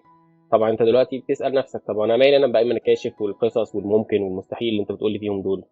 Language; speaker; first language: Arabic; native; Arabic